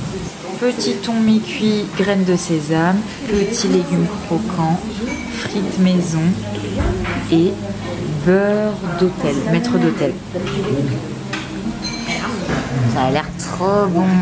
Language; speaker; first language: French; native; French